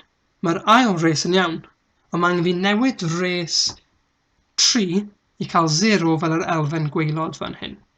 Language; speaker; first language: Welsh; native; Welsh